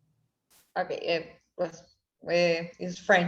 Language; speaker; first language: English; non-native, learner; Spanish